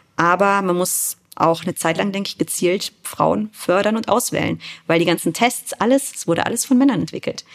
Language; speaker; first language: German; native; German